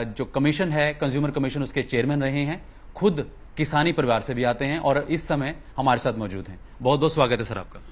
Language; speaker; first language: Hindi; non-native, local second language; Punjabi